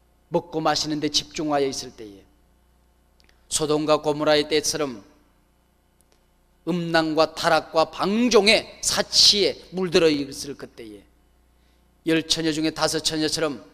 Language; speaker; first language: Korean; native; Korean